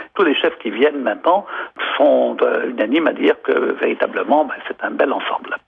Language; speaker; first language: French; native; French